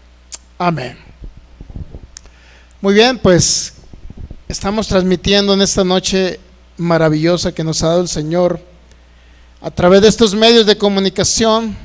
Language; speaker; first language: Spanish; native; Spanish